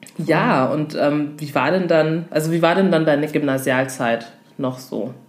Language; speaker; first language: German; early bilingual, other home language; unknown